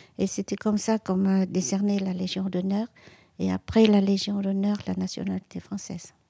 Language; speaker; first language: French; non-native, local second language; Vietnamese